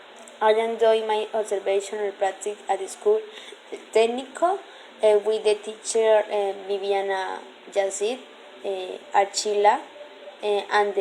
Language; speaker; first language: English; non-native, learner; Spanish